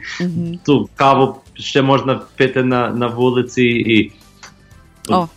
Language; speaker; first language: Ukrainian; early bilingual, heritage; Ukrainian